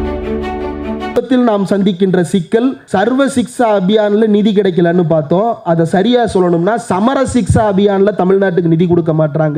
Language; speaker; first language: Tamil; native; Tamil